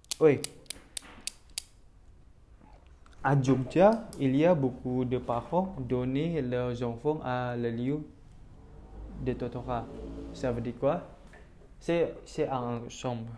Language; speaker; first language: French; non-native, learner; Indonesian